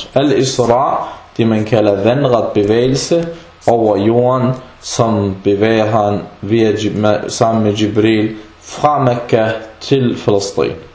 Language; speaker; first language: Danish; non-native, fluent; Arabic